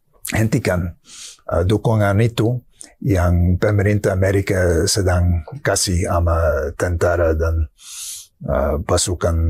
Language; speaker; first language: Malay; non-native, fluent; English